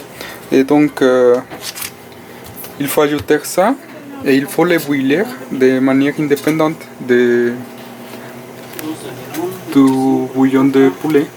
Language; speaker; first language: French; non-native, fluent; Spanish